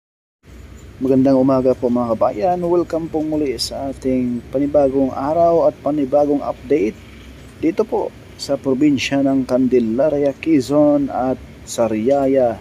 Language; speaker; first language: Filipino; native; Filipino